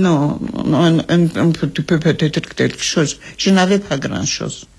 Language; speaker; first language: French; early bilingual, other home language; Armenian